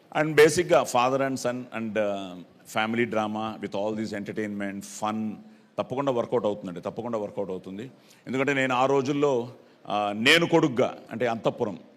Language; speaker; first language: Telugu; native; Telugu